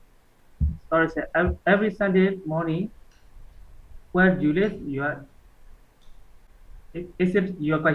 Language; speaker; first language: English; non-native, learner; Burmese